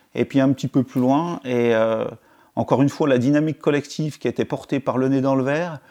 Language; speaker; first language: French; native; French